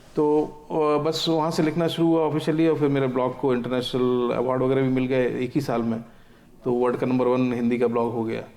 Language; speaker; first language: Hindi; native; Hindi